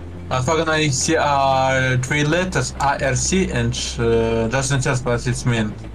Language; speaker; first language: English; non-native, learner; Russian